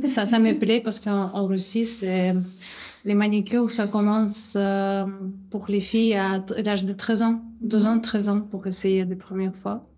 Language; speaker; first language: French; non-native, learner; Russian